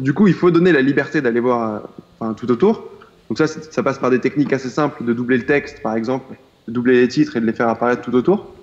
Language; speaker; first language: French; native; French